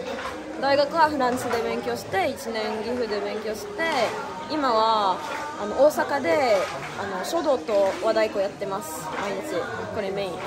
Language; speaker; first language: Japanese; non-native, learner; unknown